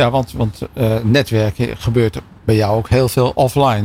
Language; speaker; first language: Dutch; native; Dutch